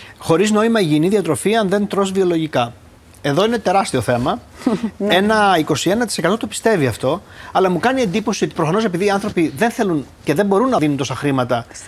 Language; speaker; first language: Greek; native; Greek